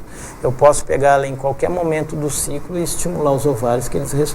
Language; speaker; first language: Portuguese; native; Portuguese